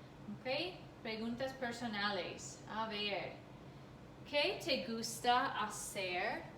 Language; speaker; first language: Spanish; non-native, fluent; English